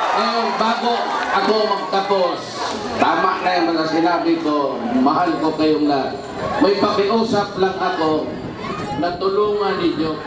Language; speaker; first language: Filipino; non-native, local second language; Cebuano